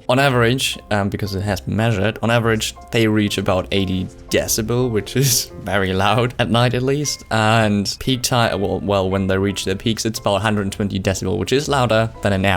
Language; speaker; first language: English; non-native, fluent; German